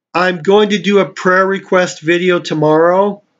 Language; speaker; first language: English; native; English